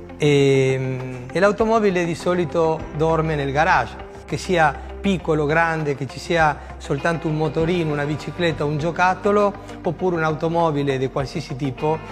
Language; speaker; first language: Italian; non-native, fluent; Spanish